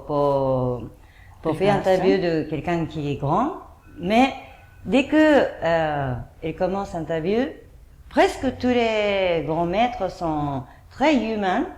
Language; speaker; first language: French; non-native, fluent; Japanese